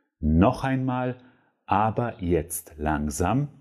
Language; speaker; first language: German; non-native, fluent; Polish